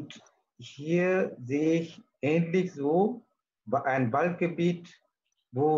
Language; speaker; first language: German; non-native, learner; Tamil